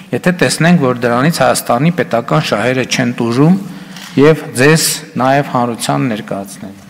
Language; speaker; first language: Armenian; native; Armenian